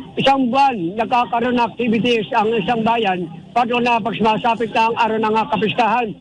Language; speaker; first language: Filipino; native; Filipino